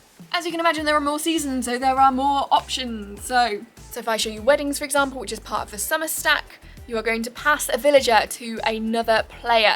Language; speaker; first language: English; native; English